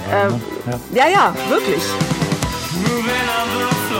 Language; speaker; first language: German; native; German